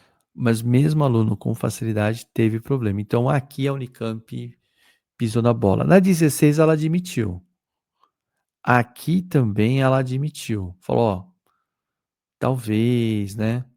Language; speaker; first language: Portuguese; native; Portuguese